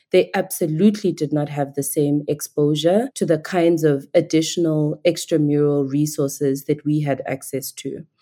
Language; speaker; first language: English; non-native, local second language; Igbo